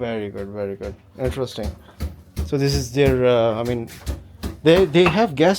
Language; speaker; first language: English; non-native, local second language; Urdu